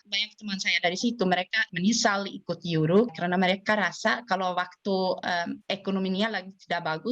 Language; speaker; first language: Indonesian; non-native, fluent; Swedish